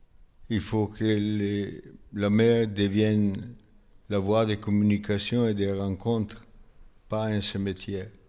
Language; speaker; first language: French; non-native, fluent; Italian